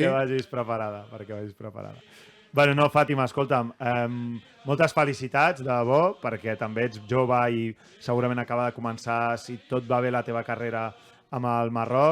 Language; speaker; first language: Catalan; native; Catalan